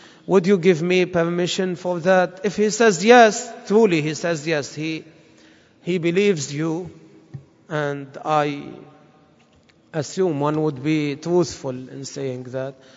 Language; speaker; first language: English; non-native, fluent; Arabic